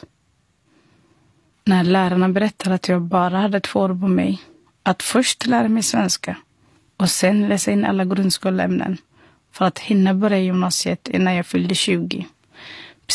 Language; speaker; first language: Swedish; non-native, fluent; Somali